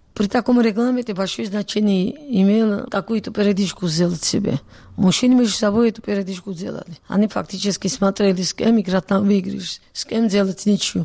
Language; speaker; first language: Russian; non-native, local second language; Georgian